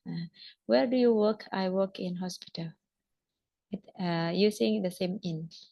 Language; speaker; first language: English; non-native, fluent; Indonesian